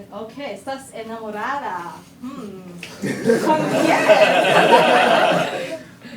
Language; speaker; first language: Spanish; non-native, fluent; English